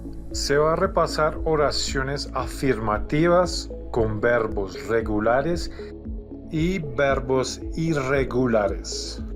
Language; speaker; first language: Spanish; non-native, fluent; English